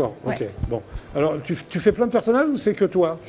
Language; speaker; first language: French; native; French